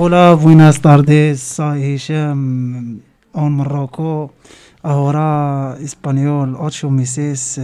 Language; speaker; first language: Spanish; non-native, learner; Arabic